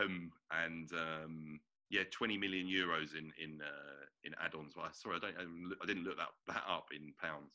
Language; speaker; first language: English; native; English